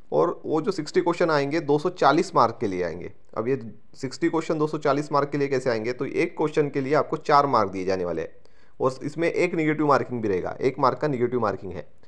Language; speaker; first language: Hindi; non-native, local second language; Marathi